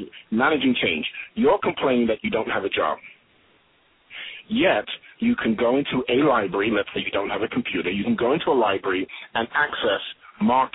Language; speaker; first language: English; native; English